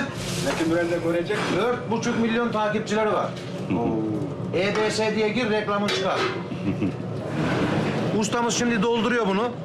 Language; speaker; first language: Turkish; native; Turkish